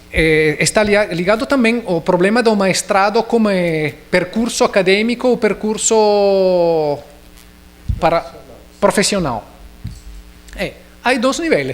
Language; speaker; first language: Portuguese; non-native, learner; Italian